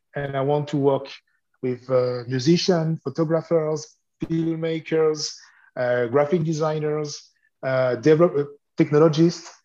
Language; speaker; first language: English; non-native, fluent; French